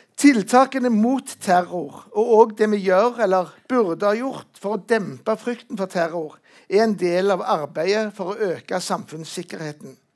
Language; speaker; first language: Norwegian; native; Norwegian